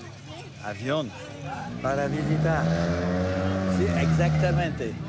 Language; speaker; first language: Spanish; non-native, learner; French